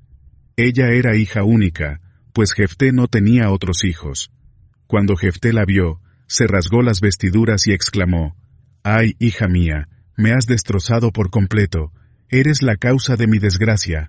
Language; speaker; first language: Spanish; native; Spanish